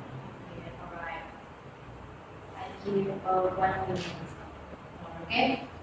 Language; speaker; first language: English; non-native, fluent; Indonesian